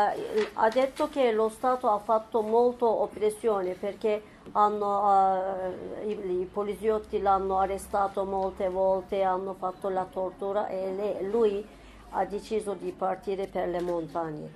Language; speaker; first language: Italian; non-native, fluent; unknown